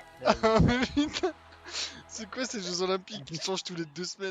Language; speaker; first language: French; native; French